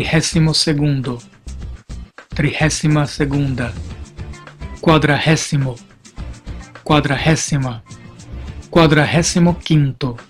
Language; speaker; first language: Spanish; non-native, fluent; Portuguese